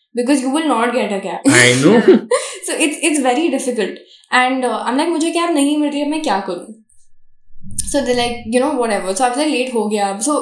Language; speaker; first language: Hindi; native; Hindi